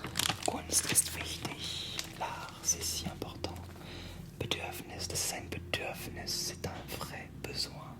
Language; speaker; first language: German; non-native, fluent; French